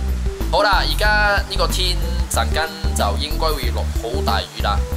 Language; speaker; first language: Cantonese; non-native, local second language; Chinese